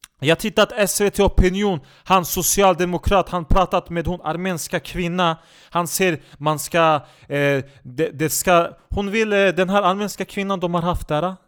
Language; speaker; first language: Swedish; non-native, local second language; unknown